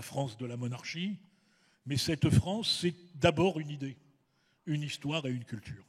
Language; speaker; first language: French; native; French